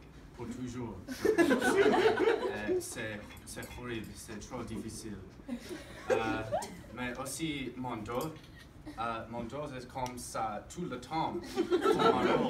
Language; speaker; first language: French; non-native, learner; English